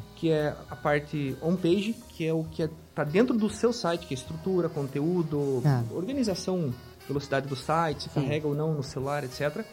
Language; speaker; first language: Portuguese; native; Portuguese